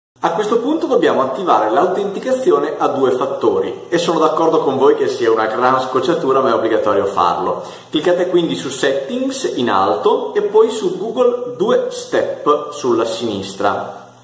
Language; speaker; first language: Italian; native; Italian